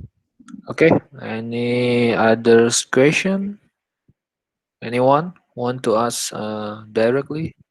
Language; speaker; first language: English; non-native, learner; Indonesian